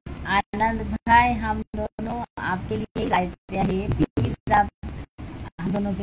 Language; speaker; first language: Hindi; non-native, learner; Bangla